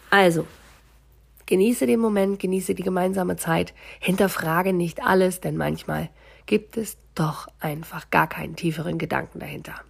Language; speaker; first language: German; native; German